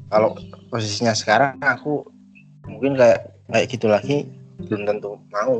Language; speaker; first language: Indonesian; native; Indonesian